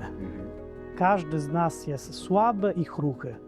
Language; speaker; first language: Polish; non-native, fluent; Italian